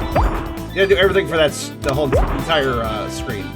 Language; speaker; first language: English; native; English